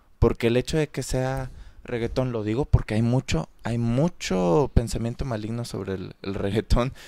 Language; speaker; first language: Spanish; native; Spanish